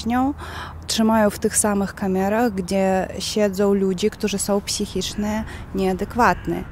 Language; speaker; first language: Polish; non-native, learner; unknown